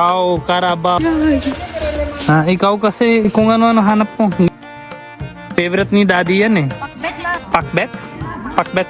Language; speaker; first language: Filipino; non-native, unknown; Hindi